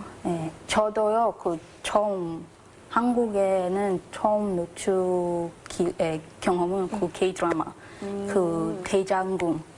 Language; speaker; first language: Korean; non-native, learner; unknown